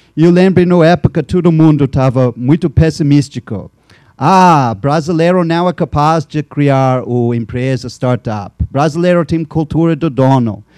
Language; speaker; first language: Portuguese; non-native, fluent; English